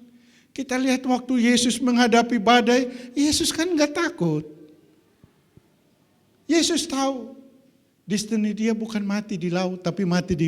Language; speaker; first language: Indonesian; native; Indonesian